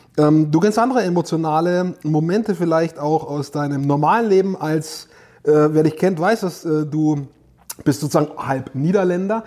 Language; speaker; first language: German; native; German